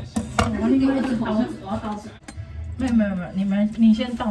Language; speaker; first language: Chinese; native; Chinese